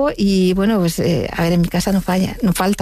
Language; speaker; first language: Spanish; native; Spanish